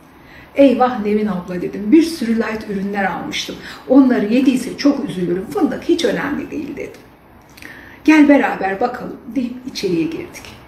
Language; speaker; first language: Turkish; native; Turkish